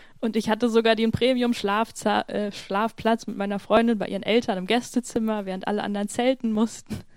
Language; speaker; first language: German; native; German